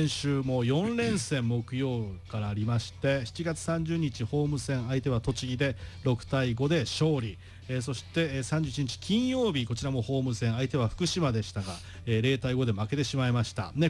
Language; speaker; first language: Japanese; native; Japanese